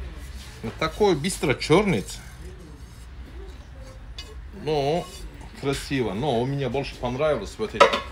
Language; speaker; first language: Russian; non-native, learner; Turkish